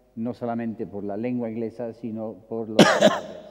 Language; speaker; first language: Spanish; non-native, fluent; English